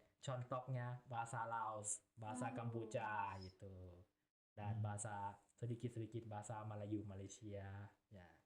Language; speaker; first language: Indonesian; non-native, learner; Thai